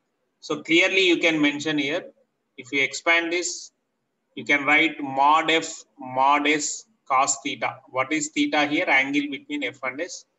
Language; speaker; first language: English; non-native, local second language; Telugu